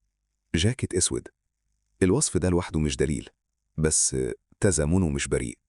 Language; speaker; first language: Arabic; native; Arabic